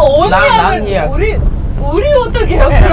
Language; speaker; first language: Korean; non-native, learner; Portuguese